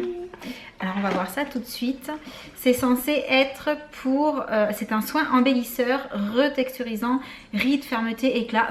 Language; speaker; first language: French; native; French